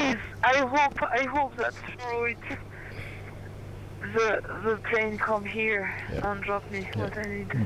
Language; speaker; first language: English; non-native, learner; French